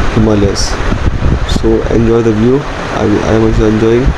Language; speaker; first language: English; non-native, local second language; Marathi